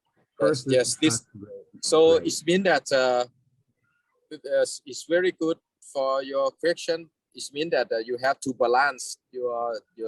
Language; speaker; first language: English; non-native, fluent; Thai